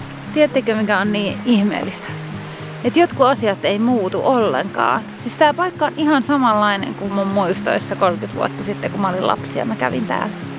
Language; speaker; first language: Finnish; native; Finnish